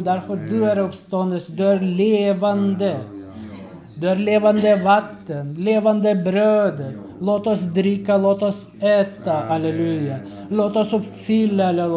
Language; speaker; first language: Swedish; non-native, learner; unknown